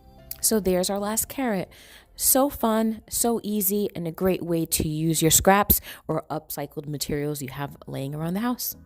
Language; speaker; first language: English; native; English